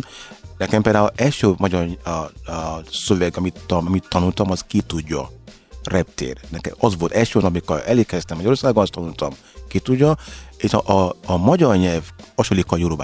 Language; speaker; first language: Hungarian; non-native, learner; Yoruba